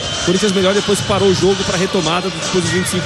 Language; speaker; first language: Portuguese; native; Portuguese